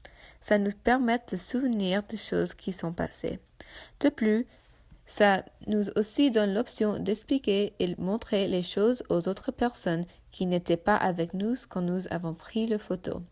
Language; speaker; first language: French; non-native, learner; English